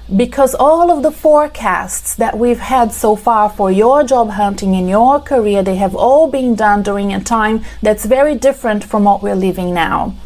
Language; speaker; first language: English; non-native, fluent; Portuguese